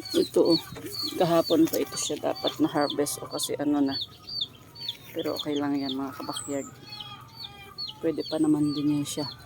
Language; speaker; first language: Filipino; non-native, local second language; Iloko